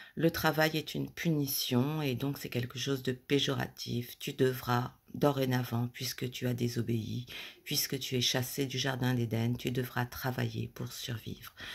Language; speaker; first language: French; native; French